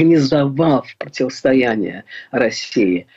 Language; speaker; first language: Russian; native; Russian